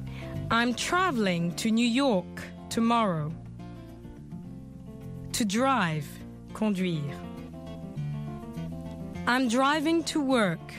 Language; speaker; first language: English; non-native, fluent; French